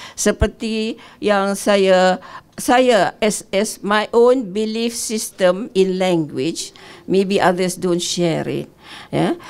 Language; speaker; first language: English; non-native, local second language; Malay